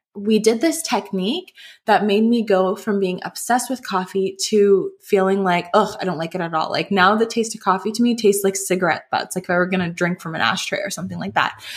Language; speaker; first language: English; native; English